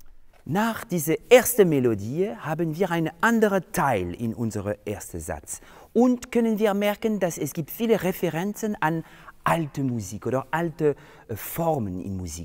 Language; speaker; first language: German; non-native, fluent; French